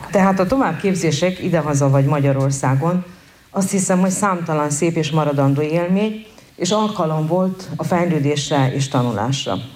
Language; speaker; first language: Hungarian; native; Hungarian